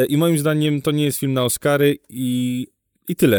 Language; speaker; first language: Polish; native; Polish